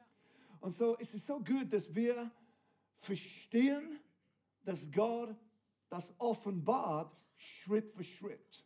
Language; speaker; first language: German; non-native, fluent; English